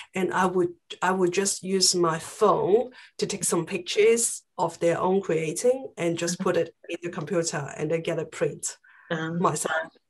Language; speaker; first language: English; non-native, local second language; Cantonese